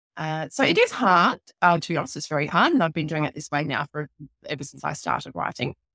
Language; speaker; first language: English; native; English